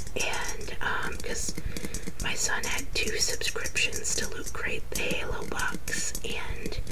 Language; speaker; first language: English; native; English